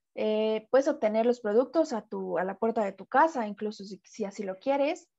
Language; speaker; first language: Spanish; native; Spanish